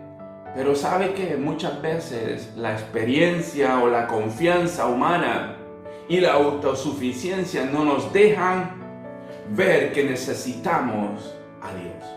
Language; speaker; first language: Spanish; native; Spanish